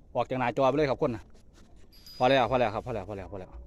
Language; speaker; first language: Thai; native; Thai